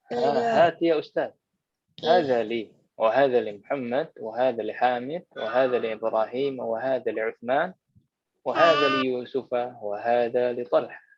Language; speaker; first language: Arabic; non-native, fluent; Indonesian